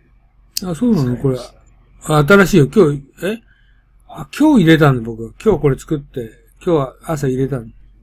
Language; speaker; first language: Japanese; native; Japanese